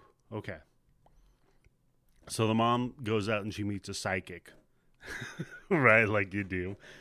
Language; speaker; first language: English; native; English